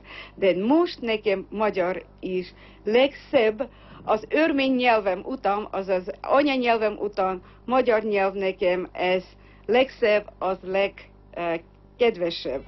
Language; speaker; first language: Hungarian; non-native, learner; Armenian